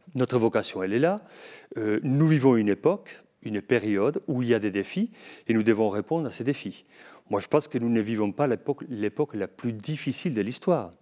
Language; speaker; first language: French; non-native, fluent; Spanish